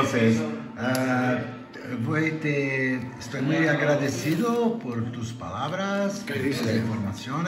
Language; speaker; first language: Spanish; non-native, fluent; Portuguese